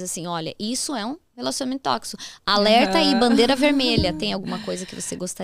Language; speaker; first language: Portuguese; native; Portuguese